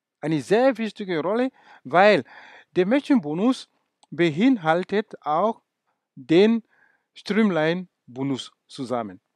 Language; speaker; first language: German; non-native, fluent; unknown